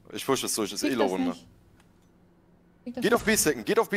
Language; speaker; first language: German; native; German